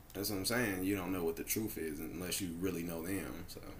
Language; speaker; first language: English; native; English